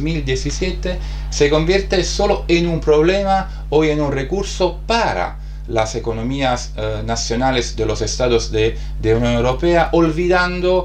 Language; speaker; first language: Spanish; non-native, fluent; Italian